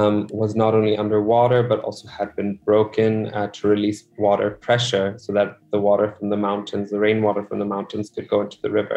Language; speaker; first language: English; non-native, local second language; Urdu